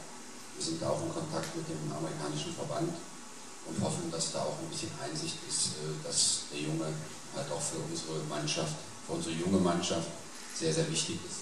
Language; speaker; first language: German; native; German